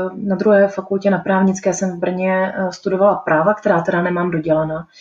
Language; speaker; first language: Czech; native; Czech